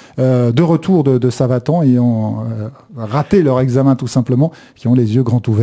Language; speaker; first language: French; native; French